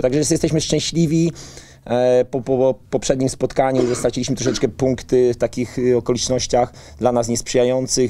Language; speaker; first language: Polish; native; Polish